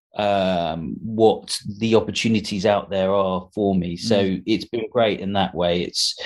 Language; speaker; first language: English; early bilingual, other home language; Hindi